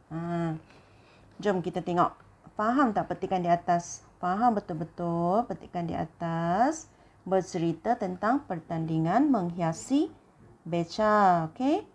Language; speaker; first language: Malay; non-native, local second language; Chinese